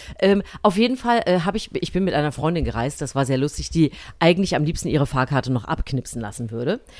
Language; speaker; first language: German; native; German